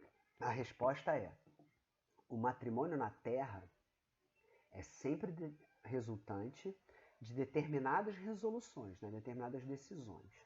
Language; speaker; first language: Portuguese; native; Portuguese